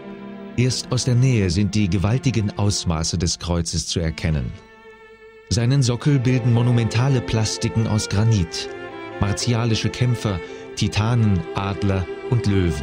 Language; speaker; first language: German; native; German